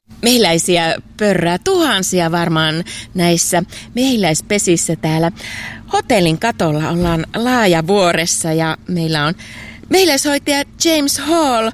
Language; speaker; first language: Finnish; native; Finnish